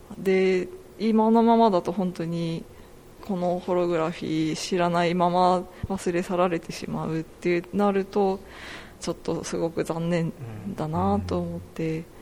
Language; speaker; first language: Japanese; native; Japanese